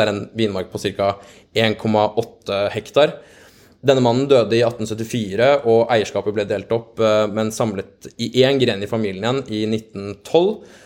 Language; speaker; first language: Norwegian; native; Norwegian